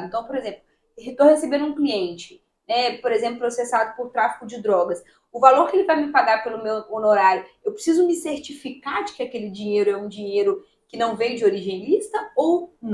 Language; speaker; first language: Portuguese; native; Portuguese